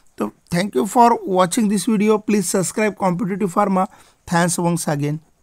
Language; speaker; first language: Hindi; non-native, local second language; Marathi